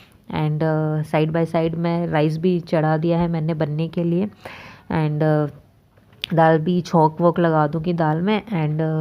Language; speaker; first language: Hindi; native; Hindi